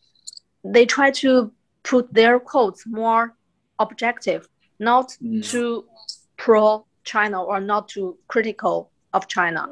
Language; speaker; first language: English; non-native, fluent; Chinese